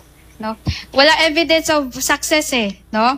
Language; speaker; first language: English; non-native, local second language; Filipino